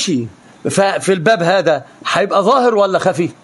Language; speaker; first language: Arabic; native; Arabic